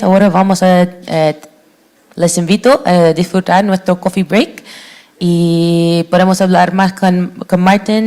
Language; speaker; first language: Spanish; non-native, fluent; English